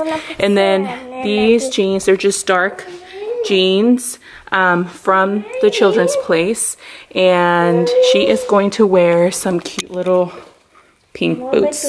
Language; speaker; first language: English; early bilingual, other home language; Spanish